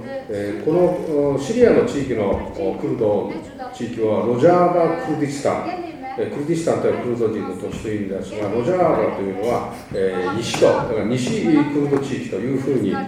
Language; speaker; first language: Japanese; native; Japanese